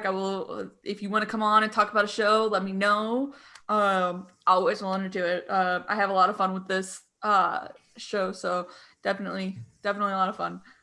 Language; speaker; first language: English; native; English